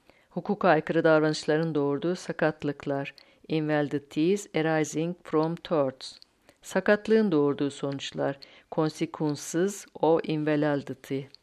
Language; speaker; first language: Turkish; native; Turkish